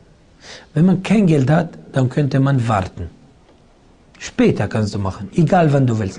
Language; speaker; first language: German; non-native, fluent; Arabic